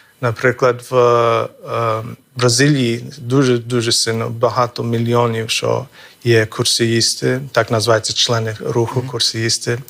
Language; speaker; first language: Ukrainian; non-native, fluent; English